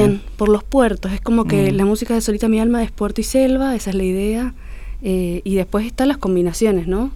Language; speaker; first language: Spanish; native; Spanish